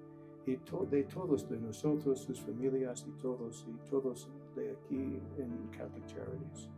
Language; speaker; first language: Spanish; non-native, learner; English